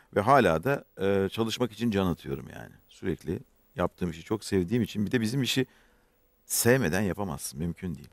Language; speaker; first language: Turkish; native; Turkish